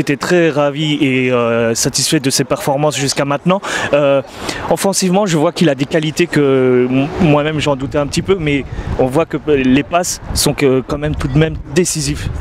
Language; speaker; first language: French; native; French